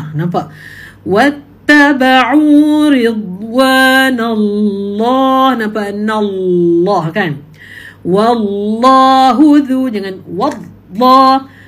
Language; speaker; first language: Malay; native; Malay